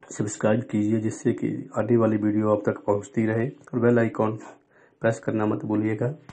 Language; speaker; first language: Hindi; non-native, local second language; Punjabi